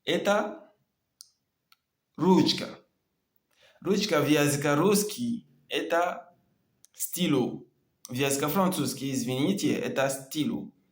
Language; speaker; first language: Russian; non-native, learner; French